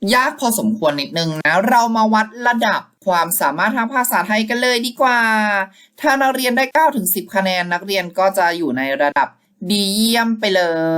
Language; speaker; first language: Thai; native; Thai